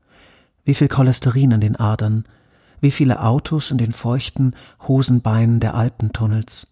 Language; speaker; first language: German; native; German